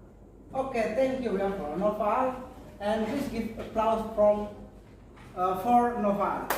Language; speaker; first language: English; non-native, learner; Indonesian